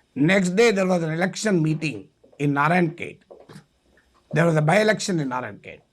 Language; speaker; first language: English; non-native, local second language; Telugu